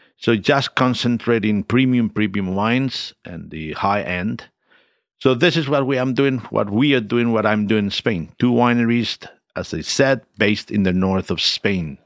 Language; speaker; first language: English; non-native, fluent; Spanish